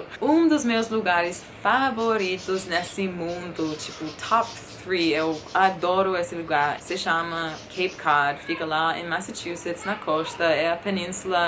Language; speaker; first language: Portuguese; non-native, fluent; English